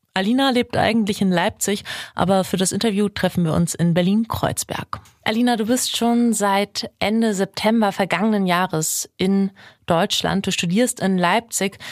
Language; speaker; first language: German; native; German